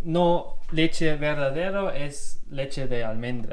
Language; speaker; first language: Spanish; non-native, learner; German